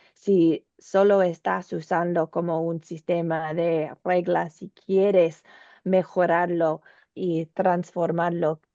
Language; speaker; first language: Spanish; non-native, learner; English